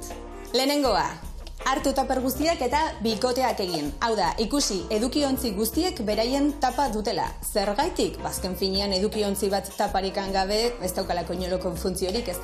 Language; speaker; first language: Basque; native; Basque